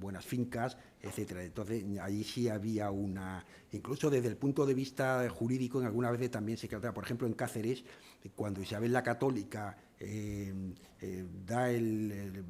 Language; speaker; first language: Spanish; native; Spanish